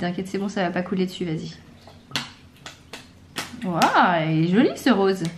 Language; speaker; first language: French; native; French